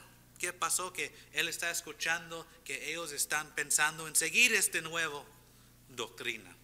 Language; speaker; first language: Spanish; non-native, fluent; English